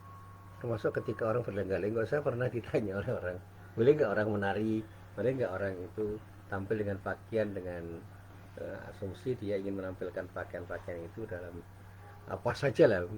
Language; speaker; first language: Indonesian; native; Indonesian